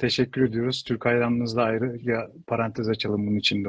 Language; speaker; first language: Turkish; native; Turkish